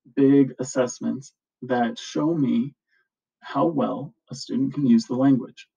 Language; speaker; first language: English; native; English